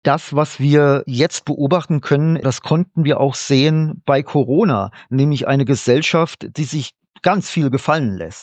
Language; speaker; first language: German; native; German